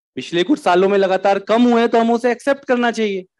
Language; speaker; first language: Hindi; native; Hindi